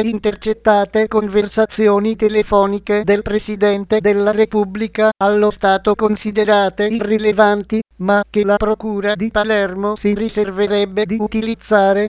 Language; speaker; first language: Italian; native; Italian